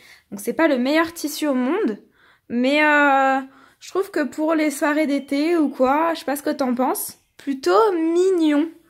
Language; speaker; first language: French; native; French